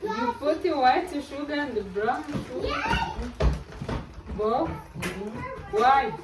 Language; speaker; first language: English; non-native, learner; Kinyarwanda